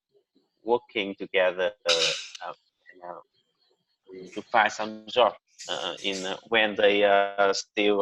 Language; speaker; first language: English; non-native, learner; Vietnamese